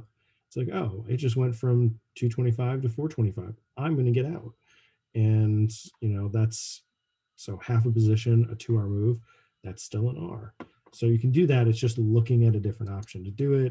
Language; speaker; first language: English; native; English